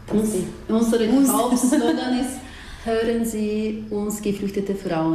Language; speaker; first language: German; non-native, fluent; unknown